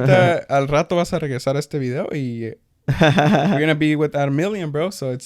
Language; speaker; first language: Spanish; early bilingual, heritage; Spanish